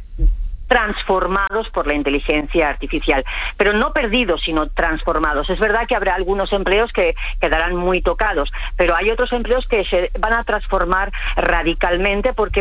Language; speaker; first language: Spanish; native; Spanish